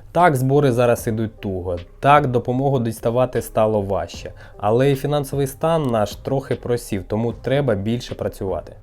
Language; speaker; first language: Ukrainian; non-native, local second language; Russian